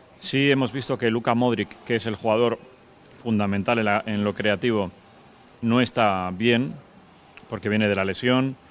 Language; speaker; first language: Spanish; native; Spanish